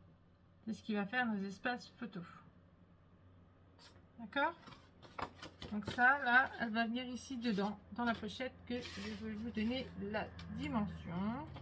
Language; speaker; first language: French; native; French